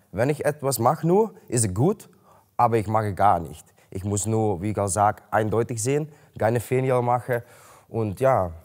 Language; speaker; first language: German; non-native, learner; Dutch